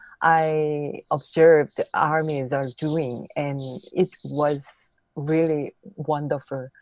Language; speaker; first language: English; non-native, fluent; Korean